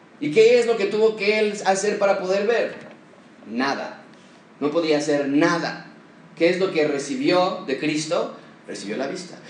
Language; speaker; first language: Spanish; native; Spanish